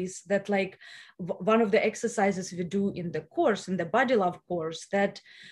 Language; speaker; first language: English; non-native, fluent; Russian